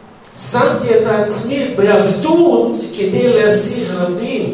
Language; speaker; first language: Hebrew; non-native, fluent; Russian